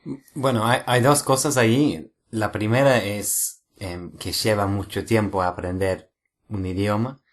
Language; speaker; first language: Spanish; non-native, fluent; English